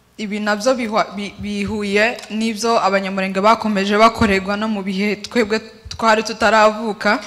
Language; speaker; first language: Kinyarwanda; native; Kinyarwanda